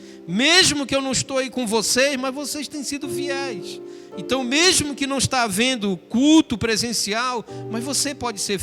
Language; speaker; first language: Portuguese; native; Portuguese